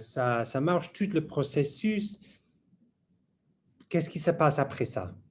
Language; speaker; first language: French; non-native, learner; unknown